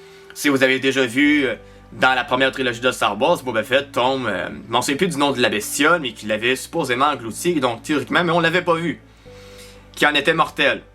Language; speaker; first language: French; native; French